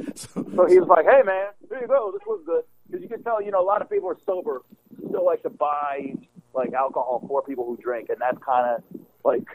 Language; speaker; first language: English; native; English